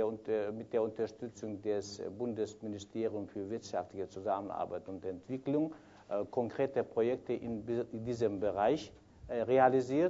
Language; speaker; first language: German; non-native, fluent; Kyrgyz